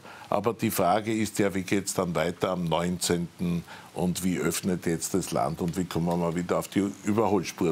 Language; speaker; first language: German; native; German